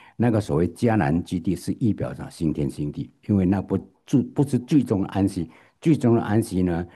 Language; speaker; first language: Chinese; native; Chinese